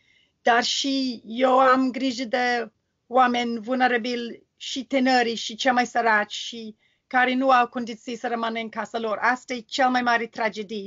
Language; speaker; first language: Romanian; non-native, learner; English